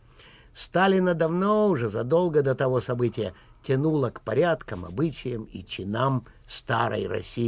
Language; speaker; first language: Russian; native; Russian